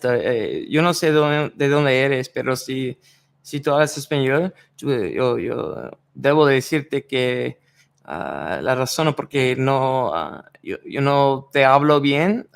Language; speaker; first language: Spanish; non-native, learner; English